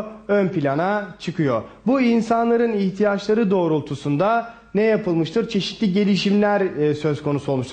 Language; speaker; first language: Turkish; native; Turkish